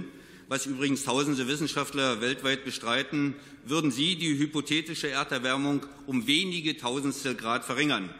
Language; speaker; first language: German; native; German